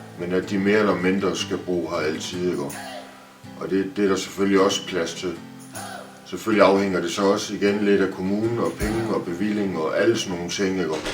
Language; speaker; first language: Danish; native; Danish